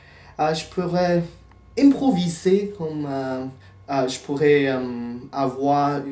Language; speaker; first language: French; non-native, fluent; Chinese